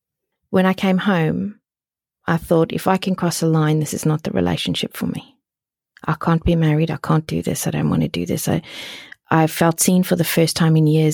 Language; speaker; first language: English; native; English